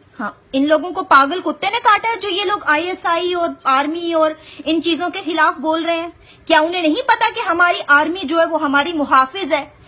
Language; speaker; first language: Urdu; non-native, local second language; Punjabi